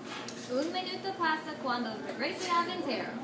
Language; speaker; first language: Spanish; non-native, learner; English